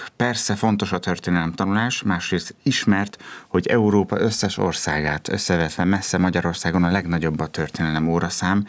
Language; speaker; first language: Hungarian; native; Hungarian